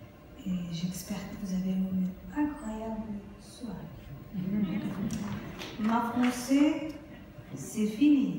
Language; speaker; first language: French; non-native, learner; Portuguese